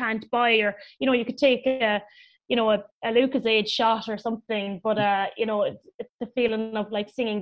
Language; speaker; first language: English; native; English